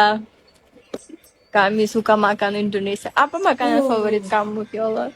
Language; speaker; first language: Indonesian; non-native, fluent; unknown